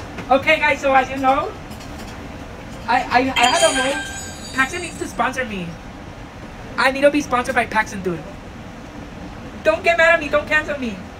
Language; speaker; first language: English; early bilingual, other home language; Spanish